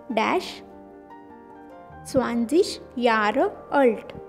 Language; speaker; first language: German; non-native, learner; English